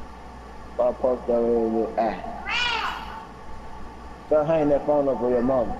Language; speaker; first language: English; native; English